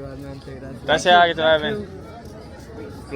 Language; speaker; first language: Spanish; non-native, learner; Estonian